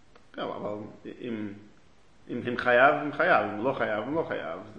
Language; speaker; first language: Hebrew; non-native, fluent; English